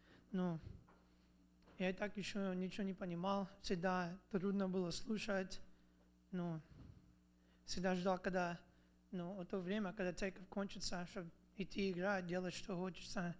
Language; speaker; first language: Russian; early bilingual, other home language; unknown